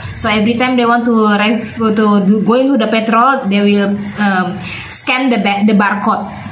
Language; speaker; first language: English; non-native, learner; Indonesian